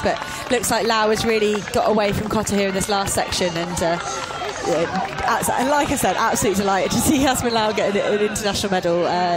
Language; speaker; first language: English; native; English